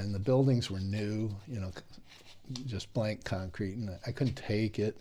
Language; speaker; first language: English; native; English